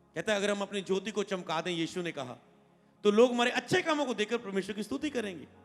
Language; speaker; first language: Hindi; non-native, local second language; Punjabi